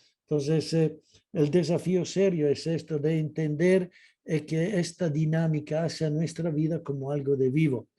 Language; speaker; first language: Spanish; non-native, fluent; Italian